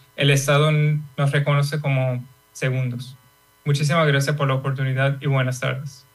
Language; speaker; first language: Spanish; non-native, fluent; Persian